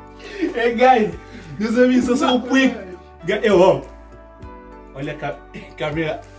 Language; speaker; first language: Portuguese; non-native, learner; Haitian Creole